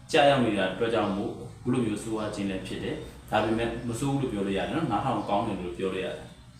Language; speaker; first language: Burmese; native; Burmese